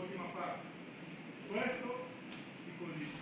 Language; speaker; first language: Italian; non-native, learner; Romanian